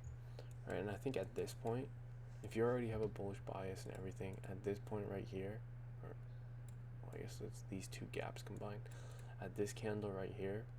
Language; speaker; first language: English; native; English